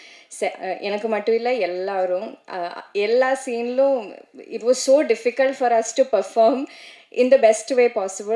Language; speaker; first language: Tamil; non-native, learner; Malayalam